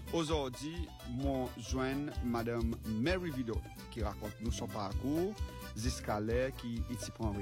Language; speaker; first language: French; non-native, local second language; Seselwa Creole French